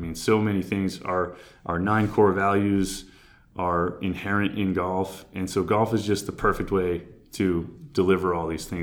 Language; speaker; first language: English; native; English